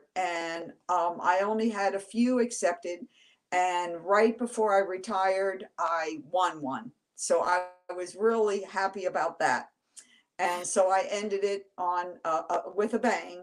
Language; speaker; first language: English; native; English